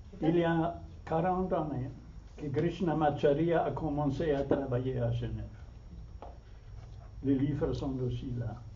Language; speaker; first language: French; non-native, fluent; German